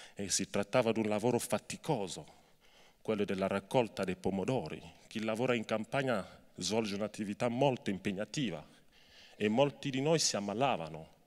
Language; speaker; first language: Italian; non-native, fluent; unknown